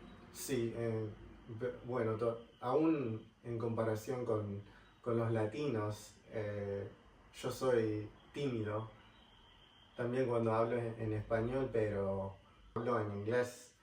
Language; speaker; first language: Spanish; non-native, fluent; English